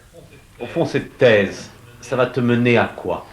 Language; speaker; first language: French; native; French